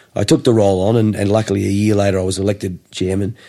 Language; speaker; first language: English; native; English